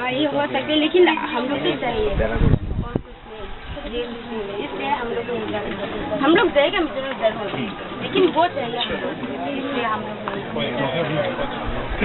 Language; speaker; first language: Hindi; non-native, local second language; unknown